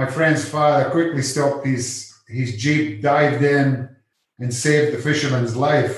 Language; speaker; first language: English; native; English